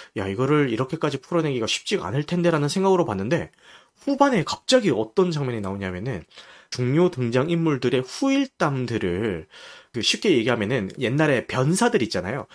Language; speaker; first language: Korean; native; Korean